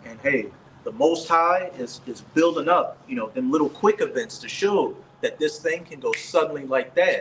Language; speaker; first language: English; native; English